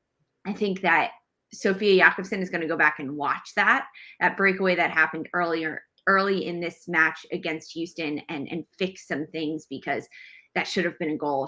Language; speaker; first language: English; native; English